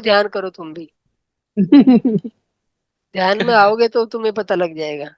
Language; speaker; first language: Hindi; native; Hindi